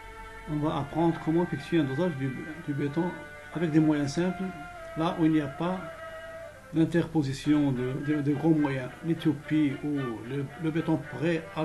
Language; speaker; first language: French; non-native, local second language; Arabic